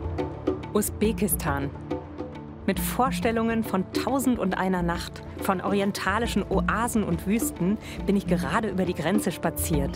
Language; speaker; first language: German; native; German